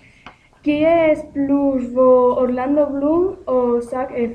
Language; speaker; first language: French; non-native, learner; Spanish